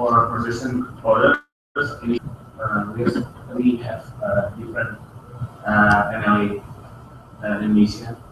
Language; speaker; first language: English; non-native, learner; Indonesian